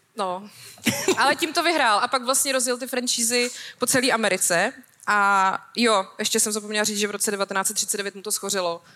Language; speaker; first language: Czech; native; Czech